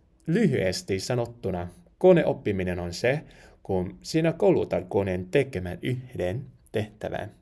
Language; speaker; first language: Finnish; non-native, learner; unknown